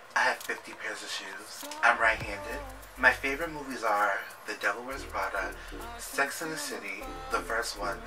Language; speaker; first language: English; native; English